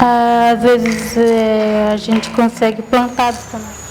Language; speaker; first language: Portuguese; non-native, local second language; Guarani